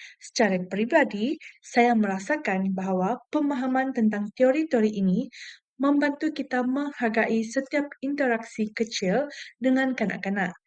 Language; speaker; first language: Malay; non-native, local second language; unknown